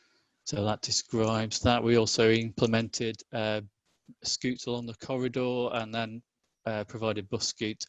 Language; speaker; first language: English; native; English